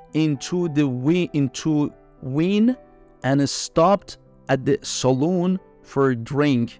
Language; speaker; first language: English; non-native, fluent; Persian